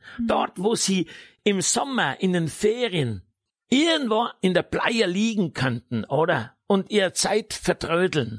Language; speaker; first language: German; native; German